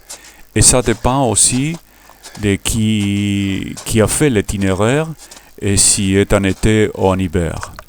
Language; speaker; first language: French; non-native, learner; Spanish